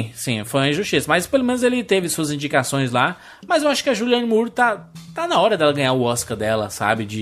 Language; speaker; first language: Portuguese; native; Portuguese